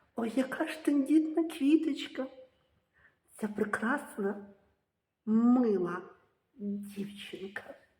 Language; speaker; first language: Ukrainian; native; Ukrainian